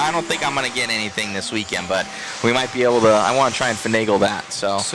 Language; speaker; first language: English; native; English